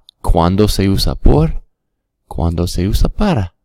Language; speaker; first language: Spanish; non-native, fluent; English